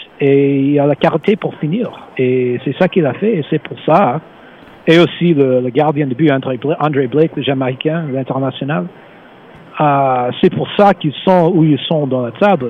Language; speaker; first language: French; non-native, fluent; English